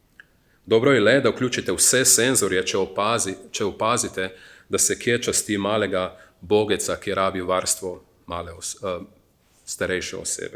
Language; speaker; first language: Slovenian; native; Slovenian